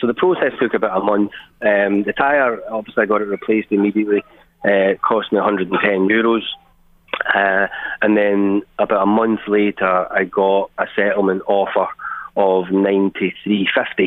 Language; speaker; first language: English; native; English